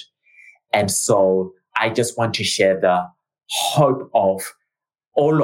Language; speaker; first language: English; non-native, local second language; Shona